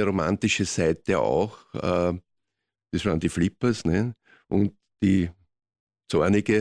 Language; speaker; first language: German; non-native, local second language; Croatian